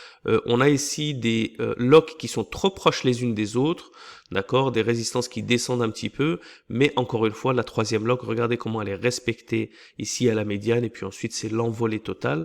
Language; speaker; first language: French; native; French